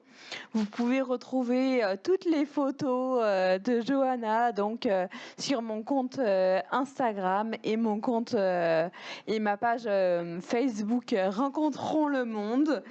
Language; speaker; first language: French; native; French